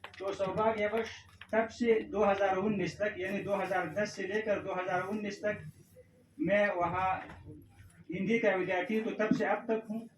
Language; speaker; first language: Hindi; non-native, fluent; Pashto